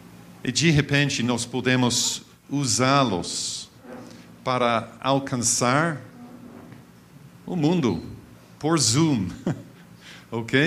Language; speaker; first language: Portuguese; non-native, fluent; English